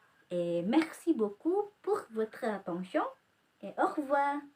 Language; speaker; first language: French; non-native, learner; Indonesian